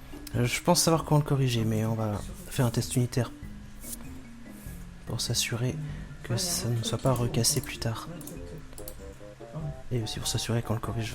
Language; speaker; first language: French; native; French